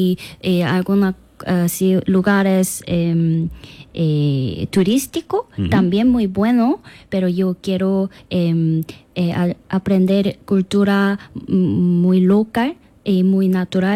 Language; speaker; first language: Spanish; non-native, learner; Korean